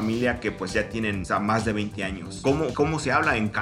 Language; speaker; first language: Spanish; native; Spanish